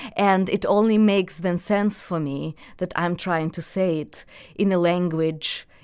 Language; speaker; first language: English; non-native, fluent; Russian